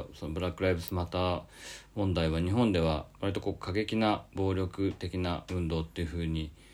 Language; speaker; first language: Japanese; native; Japanese